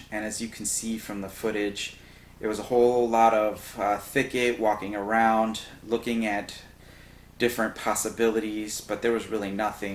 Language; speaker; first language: English; native; English